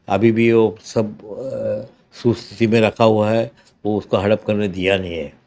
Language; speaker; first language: Hindi; non-native, local second language; Marathi